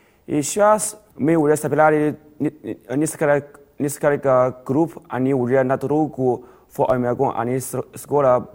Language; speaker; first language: Russian; non-native, learner; Chinese